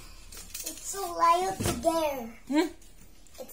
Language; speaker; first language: English; early bilingual, heritage; English